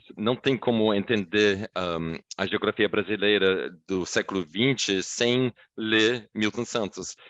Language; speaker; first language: Portuguese; non-native, fluent; English